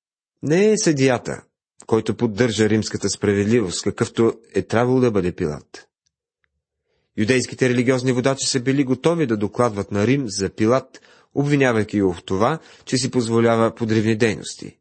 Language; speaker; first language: Bulgarian; native; Bulgarian